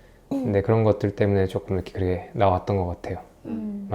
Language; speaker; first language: Korean; native; Korean